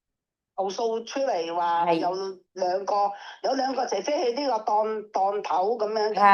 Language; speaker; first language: Cantonese; native; Cantonese